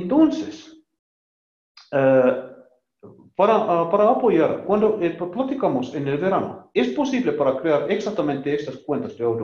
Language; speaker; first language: Spanish; non-native, learner; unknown